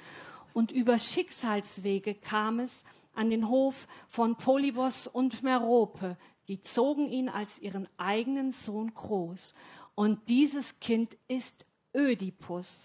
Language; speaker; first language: German; native; German